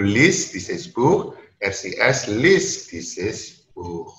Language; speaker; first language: German; non-native, learner; Indonesian